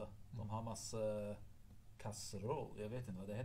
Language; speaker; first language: Swedish; non-native, learner; English